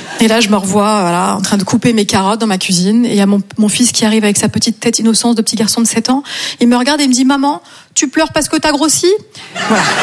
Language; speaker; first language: French; native; French